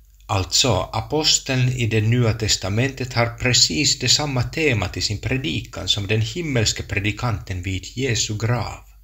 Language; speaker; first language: Swedish; non-native, local second language; Finnish